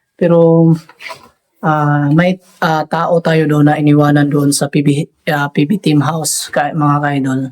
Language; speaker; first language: Filipino; non-native, local second language; Cebuano